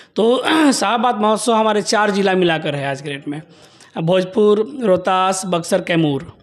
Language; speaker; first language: Hindi; native; Hindi